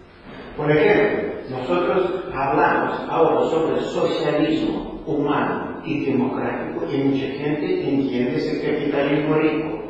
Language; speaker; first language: Spanish; non-native, learner; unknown